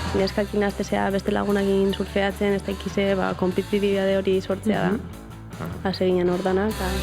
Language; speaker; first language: Basque; native; Basque